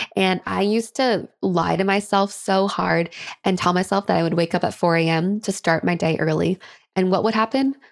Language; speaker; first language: English; native; English